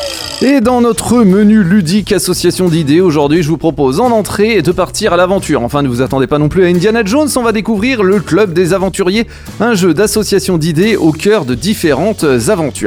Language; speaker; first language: French; native; French